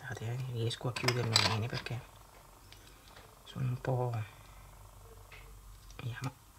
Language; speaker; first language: Italian; native; Italian